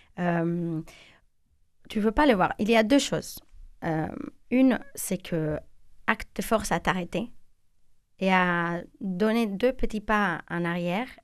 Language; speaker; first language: French; non-native, fluent; Spanish